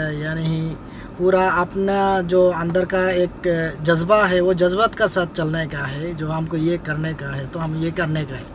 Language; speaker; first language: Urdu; non-native, learner; Bangla